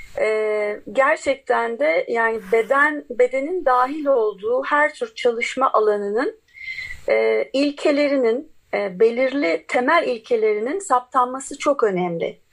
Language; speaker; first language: Turkish; native; Turkish